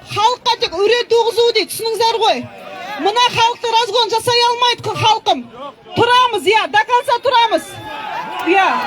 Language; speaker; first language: Kazakh; native; Kazakh